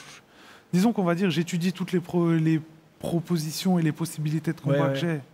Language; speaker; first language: French; native; French